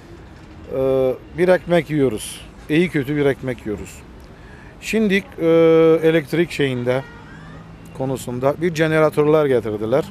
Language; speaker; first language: Turkish; non-native, fluent; Armenian